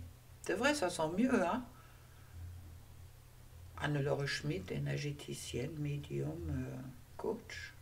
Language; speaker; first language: French; non-native, fluent; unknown